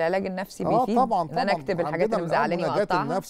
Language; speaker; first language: Arabic; native; Arabic